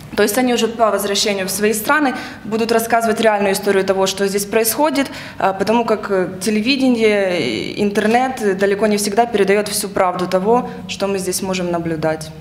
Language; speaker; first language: Russian; native; Russian